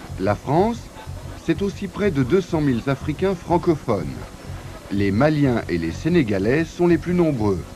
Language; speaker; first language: French; native; French